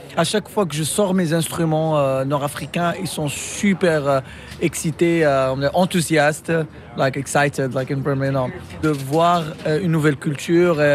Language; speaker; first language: French; non-native, local second language; Arabic